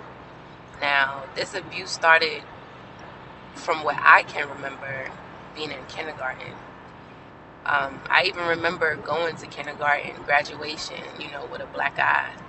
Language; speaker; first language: English; native; English